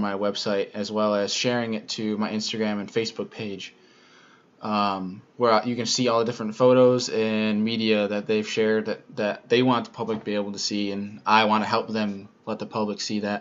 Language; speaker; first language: English; native; English